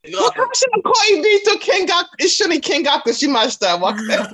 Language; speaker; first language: Japanese; non-native, learner; Chinese